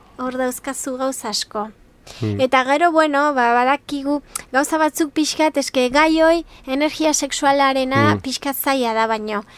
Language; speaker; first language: Basque; native; Basque